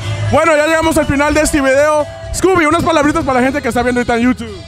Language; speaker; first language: Spanish; early bilingual, heritage; Spanish